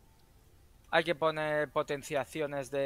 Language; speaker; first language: Spanish; native; Spanish